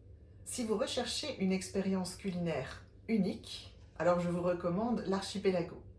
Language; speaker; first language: French; native; French